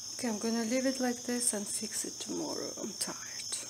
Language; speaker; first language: English; non-native, fluent; Russian